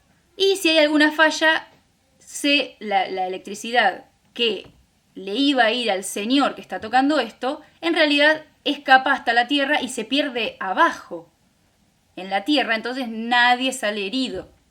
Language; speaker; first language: Spanish; native; Spanish